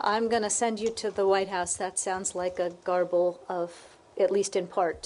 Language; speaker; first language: English; native; English